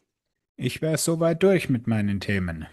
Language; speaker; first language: German; native; German